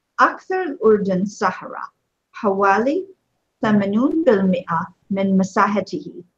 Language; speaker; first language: Arabic; non-native, fluent; English